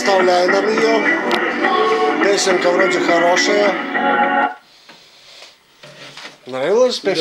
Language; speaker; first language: Russian; native; Russian